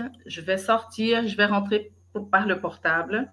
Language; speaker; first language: French; non-native, fluent; Portuguese